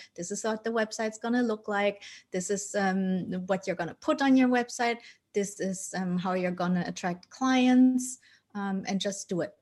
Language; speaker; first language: English; non-native, fluent; German